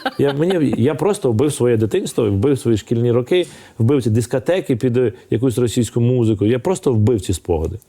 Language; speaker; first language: Ukrainian; non-native, local second language; Russian